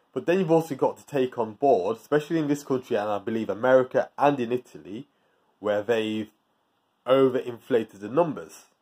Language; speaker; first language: English; native; English